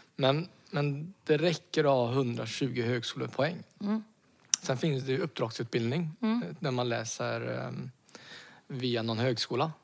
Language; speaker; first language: Swedish; early bilingual, other home language; Romany